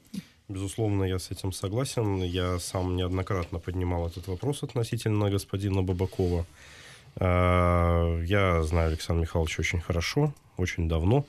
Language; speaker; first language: Russian; native; Russian